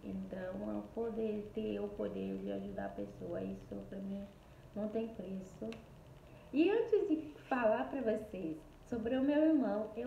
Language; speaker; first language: Portuguese; non-native, fluent; Haitian Creole